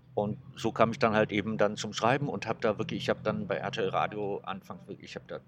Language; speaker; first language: German; native; German